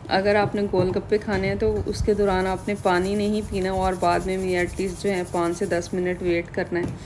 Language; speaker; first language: Urdu; native; Urdu